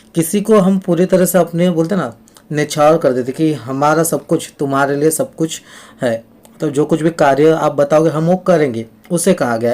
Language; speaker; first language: Hindi; non-native, local second language; Marathi